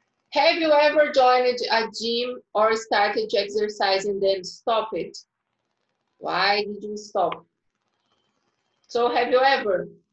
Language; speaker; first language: English; non-native, fluent; Portuguese